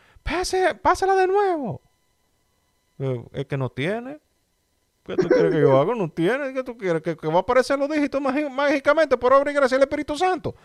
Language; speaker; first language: Spanish; native; Spanish